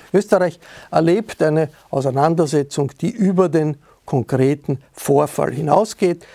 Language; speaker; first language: German; native; German